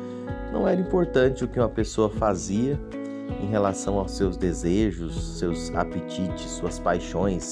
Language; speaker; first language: Portuguese; native; Portuguese